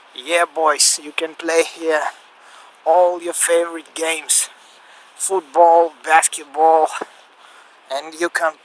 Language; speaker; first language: English; non-native, learner; Russian